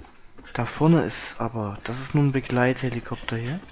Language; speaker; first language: German; native; German